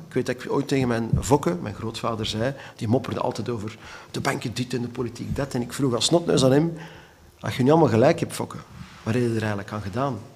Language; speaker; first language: Dutch; native; Dutch